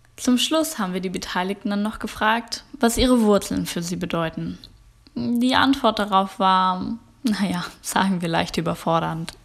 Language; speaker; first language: German; native; German